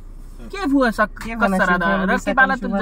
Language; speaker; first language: Arabic; non-native, learner; Nepali